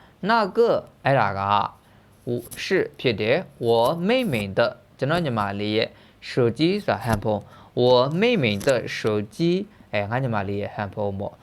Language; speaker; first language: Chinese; non-native, fluent; Burmese